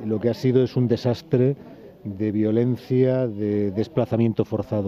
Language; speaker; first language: Spanish; native; Spanish